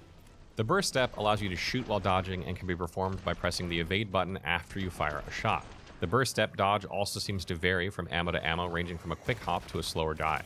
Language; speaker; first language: English; native; English